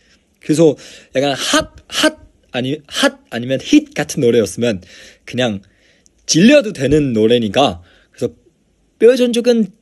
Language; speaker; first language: Korean; non-native, fluent; Chinese